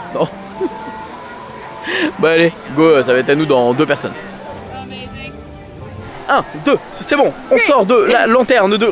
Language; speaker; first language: French; native; French